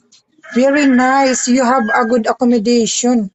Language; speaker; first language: English; non-native, learner; Filipino